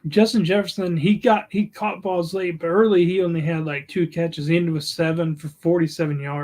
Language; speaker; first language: English; native; English